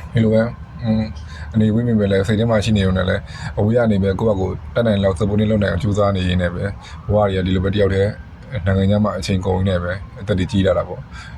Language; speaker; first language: Burmese; native; Burmese